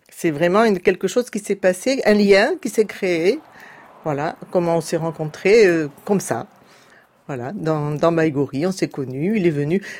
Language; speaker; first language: French; native; French